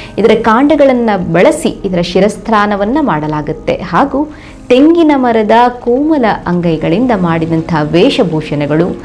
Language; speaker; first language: Kannada; non-native, local second language; Tulu